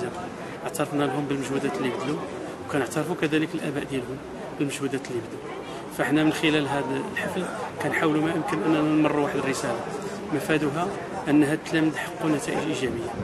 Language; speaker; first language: Arabic; native; Arabic